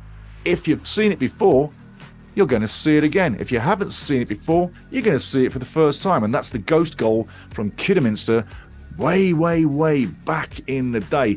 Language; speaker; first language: English; native; English